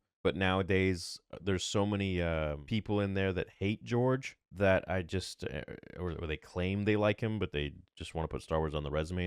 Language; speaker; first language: English; native; English